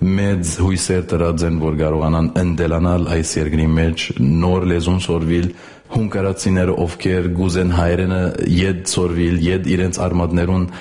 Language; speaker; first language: Armenian; native; Armenian